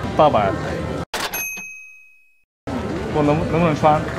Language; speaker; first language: Chinese; non-native, fluent; Japanese